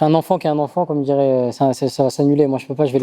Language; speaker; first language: French; native; French